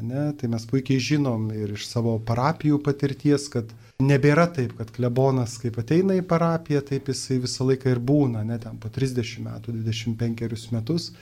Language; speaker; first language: Lithuanian; native; Lithuanian